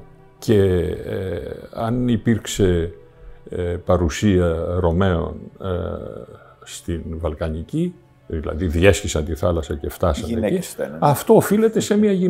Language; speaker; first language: Greek; native; Greek